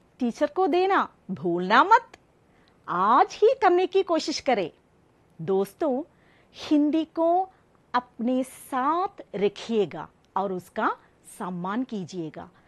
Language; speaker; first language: Hindi; non-native, local second language; Malayalam